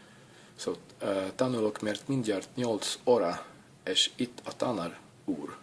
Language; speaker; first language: Hungarian; non-native, learner; English